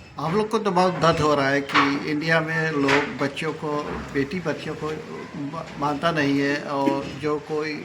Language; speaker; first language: Hindi; early bilingual, heritage; Hindi